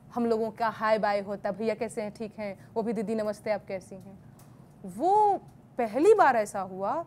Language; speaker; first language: Hindi; native; Hindi